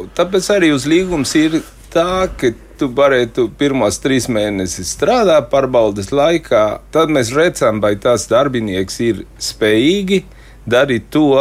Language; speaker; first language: Latvian; non-native, fluent; Spanish